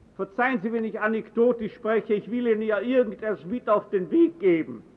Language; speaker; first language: German; native; German